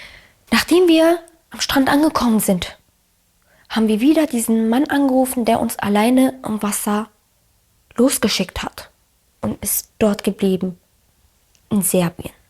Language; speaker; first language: German; early bilingual, other home language; Arabic